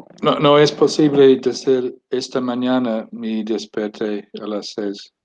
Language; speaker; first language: Spanish; non-native, learner; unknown